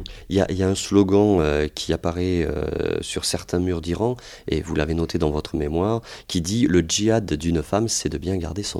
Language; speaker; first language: French; native; French